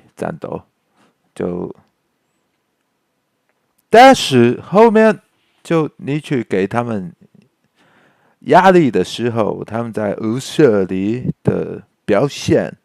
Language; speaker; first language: Chinese; native; Chinese